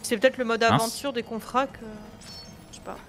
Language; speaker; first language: French; native; French